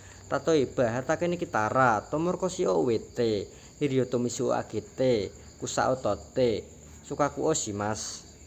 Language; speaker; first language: Japanese; non-native, learner; Indonesian